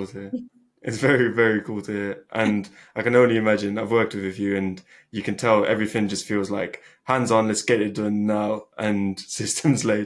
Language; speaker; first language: English; early bilingual, other home language; Albanian